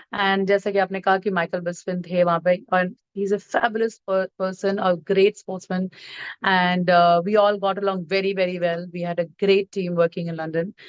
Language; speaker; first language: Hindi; non-native, local second language; Bhojpuri